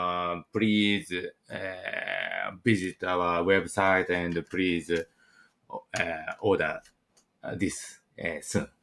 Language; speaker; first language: English; non-native, learner; Japanese